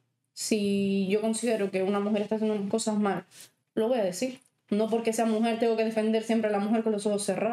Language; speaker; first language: Spanish; native; Spanish